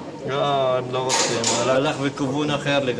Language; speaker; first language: Hebrew; non-native, fluent; Arabic